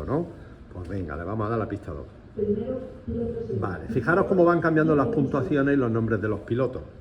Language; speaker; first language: Spanish; native; Spanish